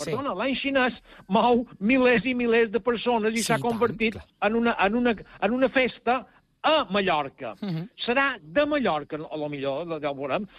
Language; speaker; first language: Catalan; native; Catalan